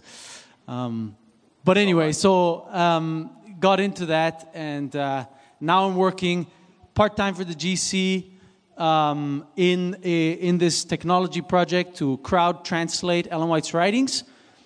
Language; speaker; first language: English; non-native, fluent; Swiss German